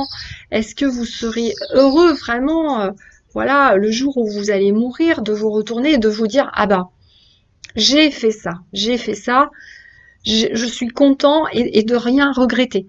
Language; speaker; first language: French; native; French